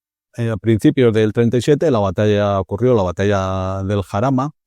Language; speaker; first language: Spanish; native; Spanish